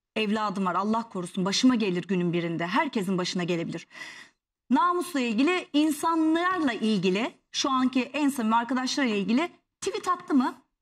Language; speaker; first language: Turkish; native; Turkish